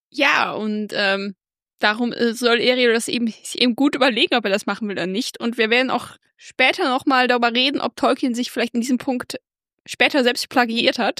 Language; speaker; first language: German; native; German